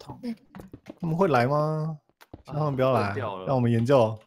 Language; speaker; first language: Chinese; native; Chinese